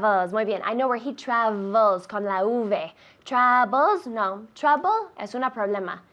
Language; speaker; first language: Spanish; non-native, fluent; English